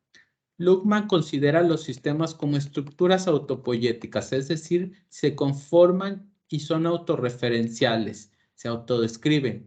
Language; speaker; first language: Spanish; native; Spanish